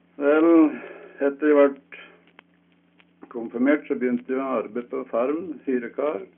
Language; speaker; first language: Norwegian; early bilingual, heritage; Norwegian